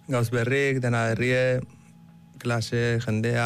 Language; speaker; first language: Basque; early bilingual, other home language; Arabic